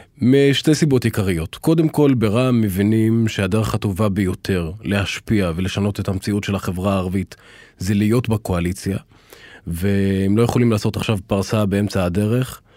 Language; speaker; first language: Hebrew; non-native, local second language; Arabic